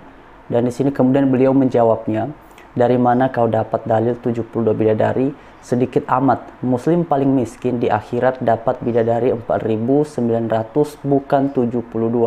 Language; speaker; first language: Indonesian; native; Indonesian